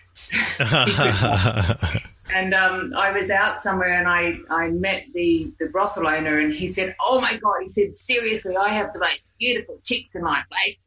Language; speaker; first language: English; native; English